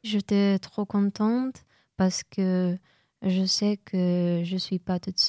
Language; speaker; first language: French; non-native, learner; Ukrainian